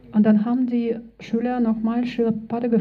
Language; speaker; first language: German; non-native, fluent; Russian